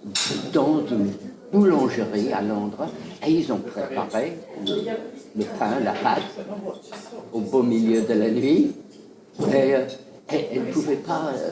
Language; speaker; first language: French; non-native, fluent; English